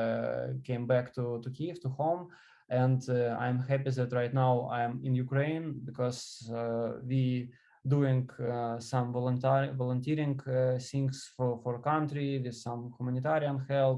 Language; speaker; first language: English; non-native, learner; Ukrainian